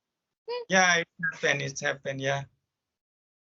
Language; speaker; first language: English; non-native, local second language; Hindi